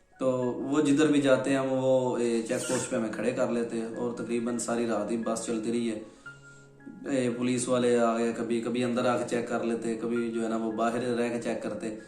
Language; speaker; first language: Urdu; non-native, local second language; Punjabi